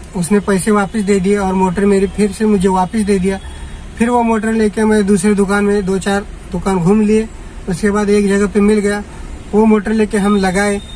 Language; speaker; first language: Hindi; non-native, local second language; Marathi